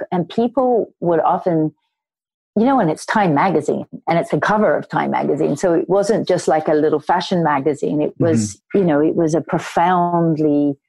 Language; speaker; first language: English; native; English